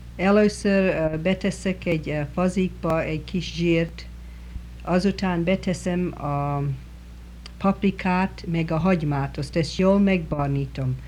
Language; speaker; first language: Hungarian; early bilingual, heritage; Hungarian